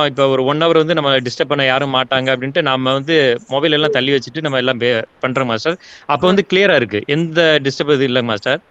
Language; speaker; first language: Tamil; native; Tamil